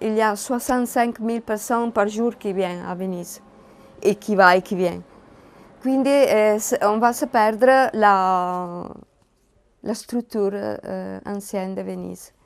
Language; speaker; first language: French; non-native, learner; Italian